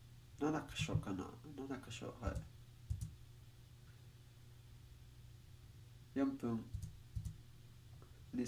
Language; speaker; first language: Japanese; non-native, learner; English